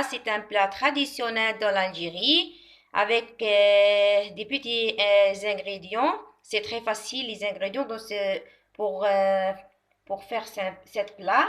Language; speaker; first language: French; non-native, local second language; Arabic